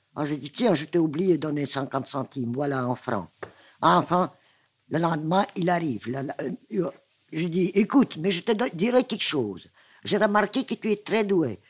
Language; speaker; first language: French; non-native, fluent; Russian